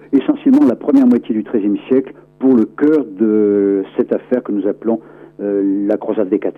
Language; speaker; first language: French; native; French